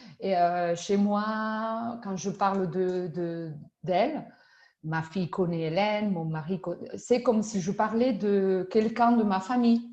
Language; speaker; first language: French; non-native, fluent; Spanish